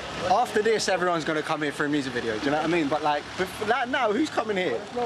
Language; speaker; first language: English; early bilingual, other home language; Polish